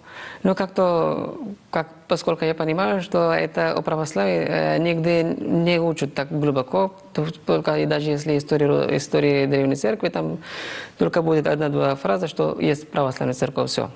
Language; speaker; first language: Russian; non-native, fluent; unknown